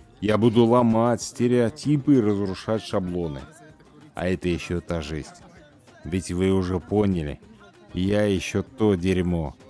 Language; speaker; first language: Russian; native; Russian